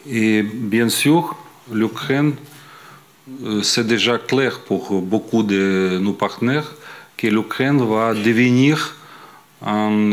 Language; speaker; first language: French; non-native, fluent; Ukrainian